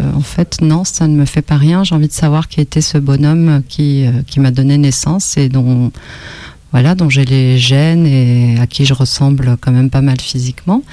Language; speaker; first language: French; non-native, fluent; Spanish